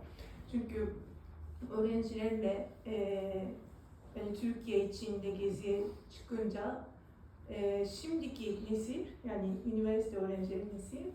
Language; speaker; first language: Turkish; non-native, fluent; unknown